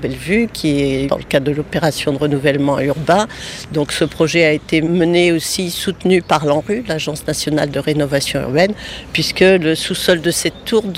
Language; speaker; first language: French; native; French